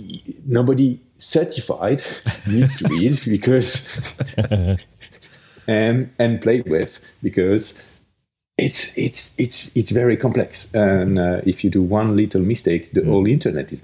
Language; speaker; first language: English; non-native, fluent; French